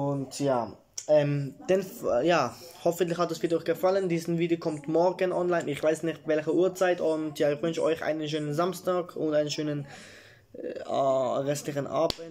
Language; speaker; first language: German; early bilingual, other home language; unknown